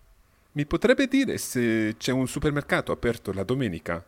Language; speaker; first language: Italian; non-native, fluent; English